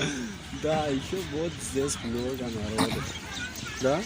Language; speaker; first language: Russian; non-native, learner; Tajik